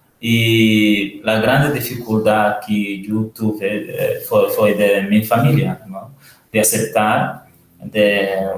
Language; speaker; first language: Spanish; non-native, learner; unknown